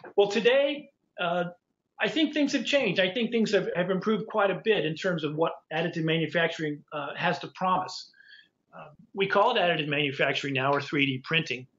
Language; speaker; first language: English; native; English